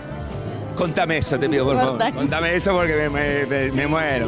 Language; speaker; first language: Spanish; native; Spanish